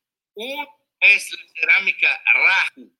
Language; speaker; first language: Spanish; non-native, learner; Italian